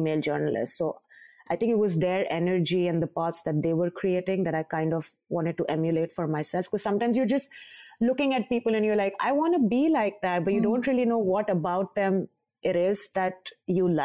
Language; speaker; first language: English; non-native, local second language; Urdu